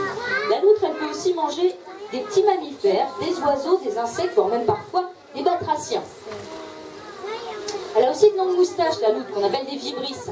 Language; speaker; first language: French; native; French